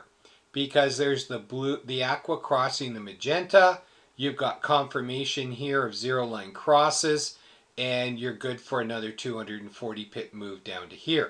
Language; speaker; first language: English; native; English